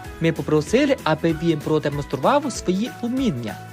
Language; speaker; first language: Ukrainian; non-native, fluent; Chinese